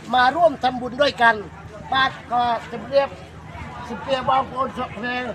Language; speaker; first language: Thai; native; Thai